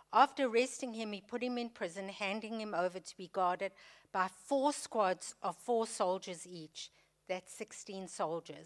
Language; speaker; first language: English; native; English